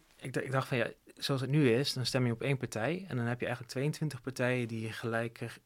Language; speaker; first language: Dutch; native; Dutch